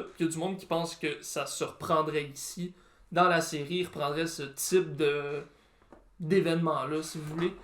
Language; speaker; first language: French; native; French